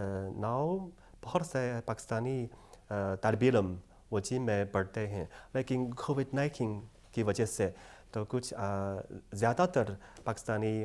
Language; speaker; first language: Hindi; non-native, fluent; Chinese